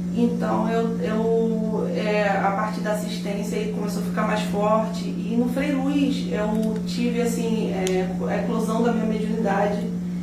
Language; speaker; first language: Portuguese; early bilingual, heritage; Portuguese